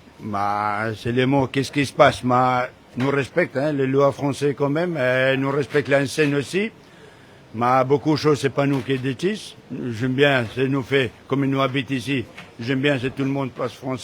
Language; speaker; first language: French; non-native, learner; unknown